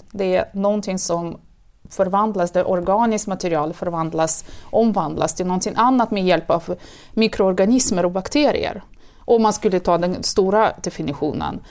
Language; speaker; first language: Swedish; non-native, fluent; Russian